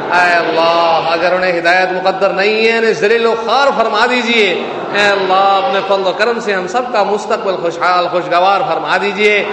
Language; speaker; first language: Urdu; native; Urdu